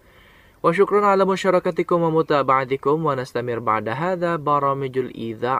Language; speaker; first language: Arabic; non-native, fluent; Indonesian